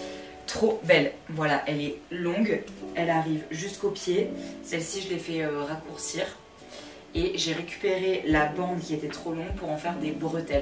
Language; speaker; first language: French; native; French